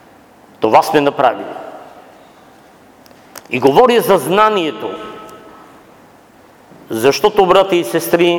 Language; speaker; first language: Bulgarian; native; Bulgarian